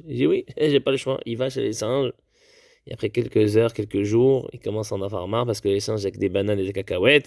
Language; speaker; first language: French; native; French